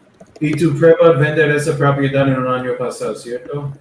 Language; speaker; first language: Spanish; non-native, learner; English